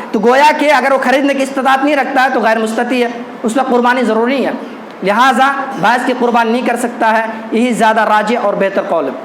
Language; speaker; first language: Urdu; native; Urdu